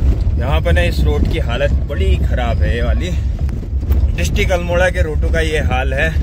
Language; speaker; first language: Hindi; native; Hindi